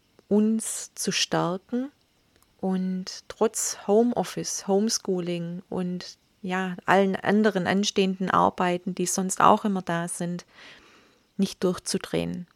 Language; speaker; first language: German; native; German